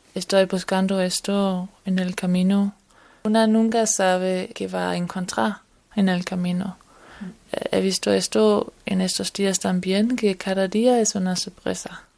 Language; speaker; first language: Spanish; non-native, learner; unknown